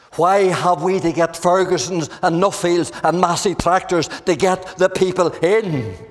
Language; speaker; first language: English; native; English